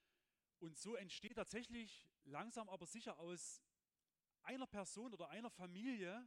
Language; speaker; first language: German; native; German